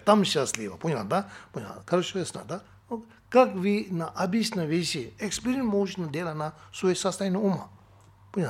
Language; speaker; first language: Russian; non-native, learner; Tibetan